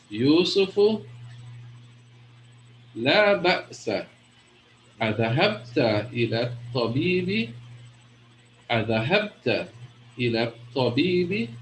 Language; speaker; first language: Arabic; non-native, fluent; English